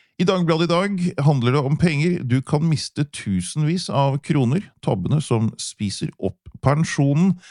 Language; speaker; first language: Norwegian; native; Norwegian